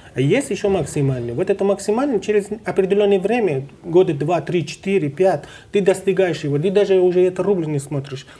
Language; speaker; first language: Russian; non-native, fluent; Persian